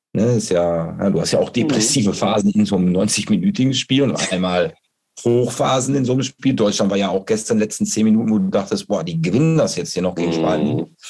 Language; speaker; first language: German; native; German